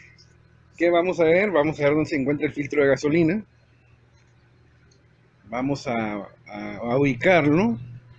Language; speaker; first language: Spanish; native; Spanish